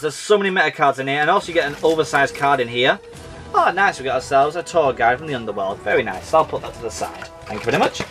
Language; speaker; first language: English; native; English